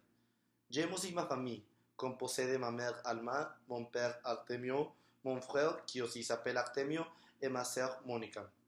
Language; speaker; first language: French; non-native, learner; Spanish